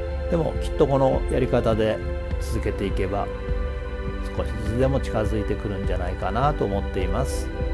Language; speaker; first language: Japanese; native; Japanese